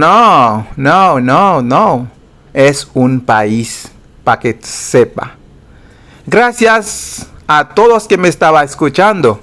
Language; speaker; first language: Spanish; non-native, fluent; Haitian Creole